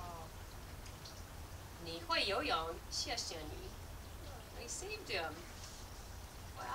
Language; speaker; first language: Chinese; non-native, learner; English